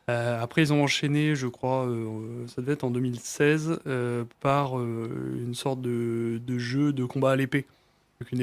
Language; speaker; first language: French; native; French